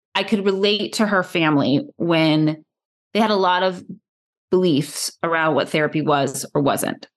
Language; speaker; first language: English; early bilingual, other home language; Spanish